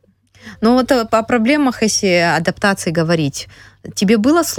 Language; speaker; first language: Russian; native; Russian